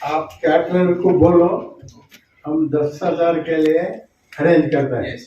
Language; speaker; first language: Hindi; non-native, local second language; Kannada